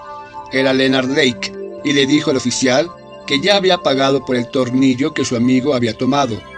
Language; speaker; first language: Spanish; native; Spanish